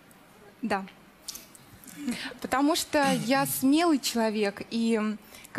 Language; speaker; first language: Russian; native; Russian